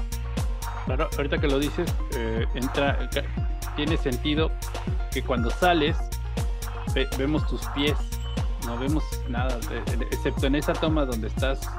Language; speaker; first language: Spanish; native; Spanish